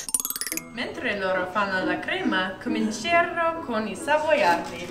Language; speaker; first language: Italian; non-native, learner; English